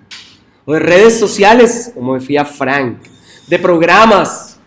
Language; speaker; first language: Spanish; native; Spanish